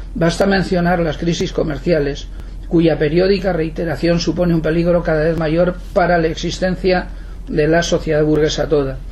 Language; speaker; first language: Spanish; non-native, local second language; Basque